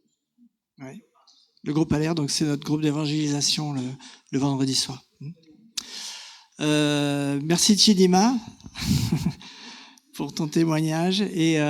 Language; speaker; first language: French; native; French